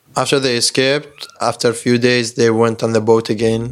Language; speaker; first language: English; non-native, learner; Persian